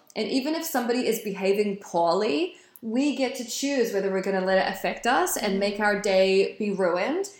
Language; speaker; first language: English; native; English